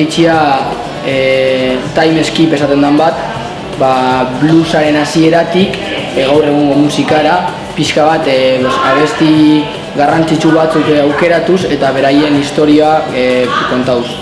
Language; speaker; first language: Basque; native; Basque